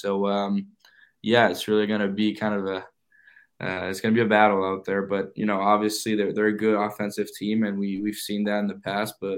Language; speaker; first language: English; native; English